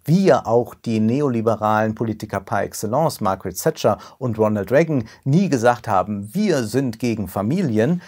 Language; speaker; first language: German; native; German